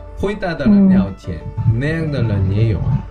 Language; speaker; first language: Chinese; non-native, learner; Korean